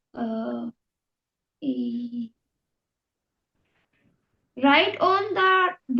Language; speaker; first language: English; non-native, learner; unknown